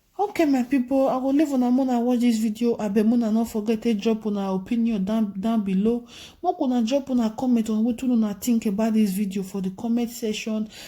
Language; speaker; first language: Nigerian Pidgin; non-native, local second language; Igbo